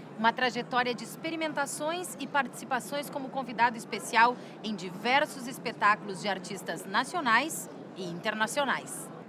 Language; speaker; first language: Portuguese; native; Portuguese